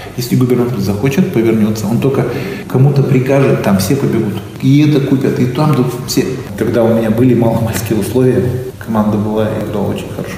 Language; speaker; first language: Russian; native; Russian